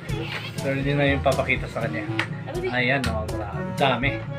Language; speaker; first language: Filipino; non-native, local second language; Cebuano